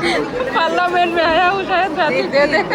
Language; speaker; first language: Hindi; non-native, learner; Bangla